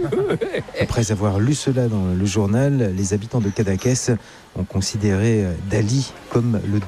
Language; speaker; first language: French; native; French